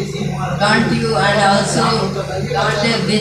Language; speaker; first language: English; non-native, learner; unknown